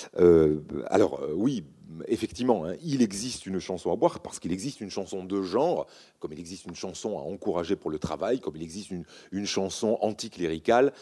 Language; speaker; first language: French; native; French